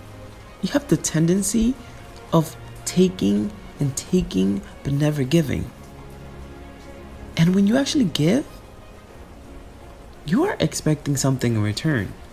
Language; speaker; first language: English; native; English